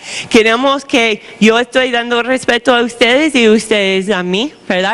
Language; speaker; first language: Spanish; non-native, fluent; English